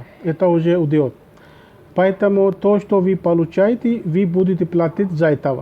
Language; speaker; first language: Russian; non-native, learner; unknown